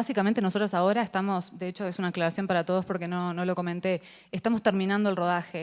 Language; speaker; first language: Spanish; native; Spanish